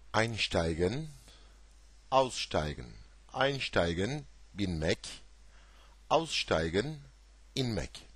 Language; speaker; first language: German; non-native, fluent; Turkish